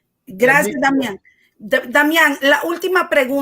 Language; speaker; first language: Spanish; native; Spanish